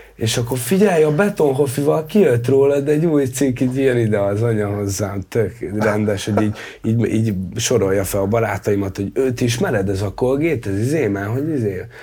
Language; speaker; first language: Hungarian; native; Hungarian